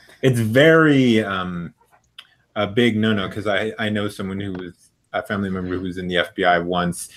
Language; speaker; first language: English; native; English